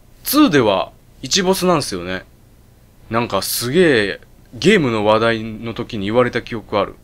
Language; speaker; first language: Japanese; native; Japanese